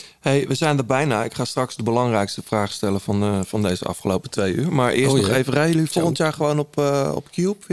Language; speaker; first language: Dutch; native; Dutch